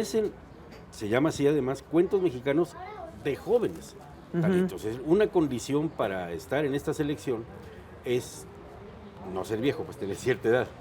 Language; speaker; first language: Spanish; native; Spanish